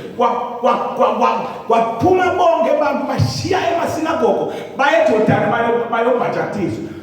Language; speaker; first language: Zulu; non-native, local second language; Swati